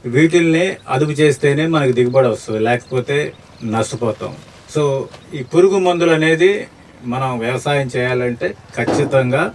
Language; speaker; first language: Telugu; native; Telugu